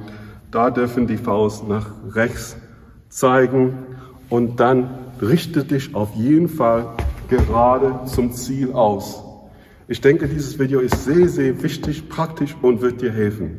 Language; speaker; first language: German; non-native, fluent; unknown